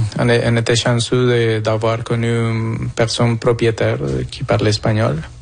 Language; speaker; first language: French; non-native, fluent; Spanish